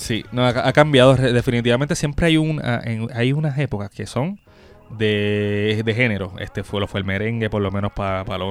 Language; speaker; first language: Spanish; native; Spanish